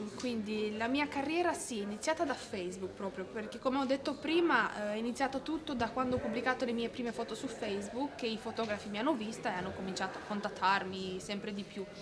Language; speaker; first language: Italian; non-native, fluent; Romanian